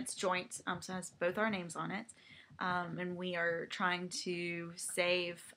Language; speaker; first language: English; native; English